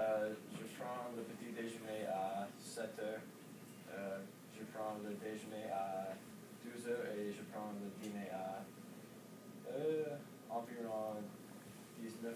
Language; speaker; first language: French; non-native, learner; English